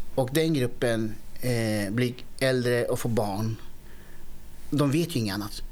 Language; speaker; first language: Swedish; early bilingual, other home language; Spanish